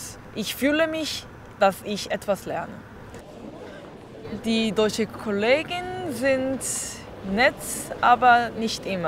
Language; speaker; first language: German; non-native, fluent; Korean